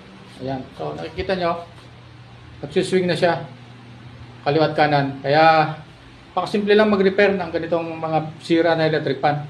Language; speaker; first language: Filipino; native; Filipino